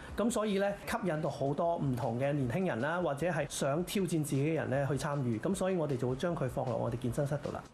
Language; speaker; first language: Cantonese; native; Cantonese